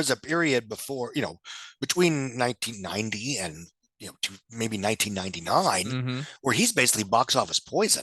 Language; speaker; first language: English; native; English